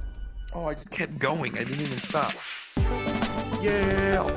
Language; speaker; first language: English; native; English